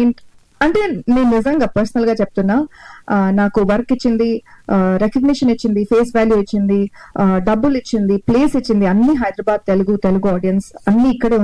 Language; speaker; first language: Telugu; non-native, learner; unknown